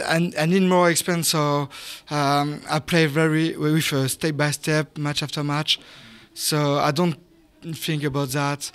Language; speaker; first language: English; non-native, learner; French